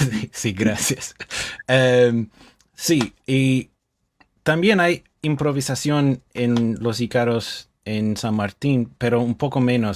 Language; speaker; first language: Spanish; non-native, fluent; English